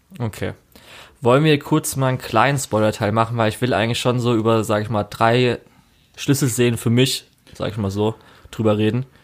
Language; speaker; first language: German; native; German